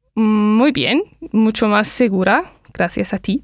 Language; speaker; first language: Spanish; non-native, learner; English